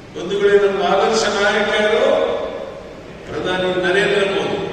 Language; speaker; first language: Kannada; native; Kannada